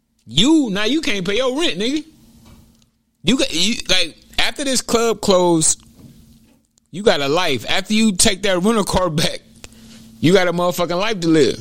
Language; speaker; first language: English; native; English